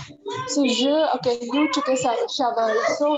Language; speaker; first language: English; non-native, learner; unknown